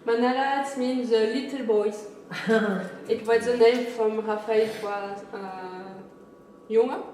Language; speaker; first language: English; non-native, learner; French